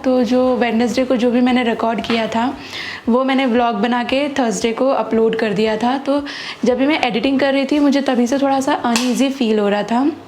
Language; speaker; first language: Hindi; native; Hindi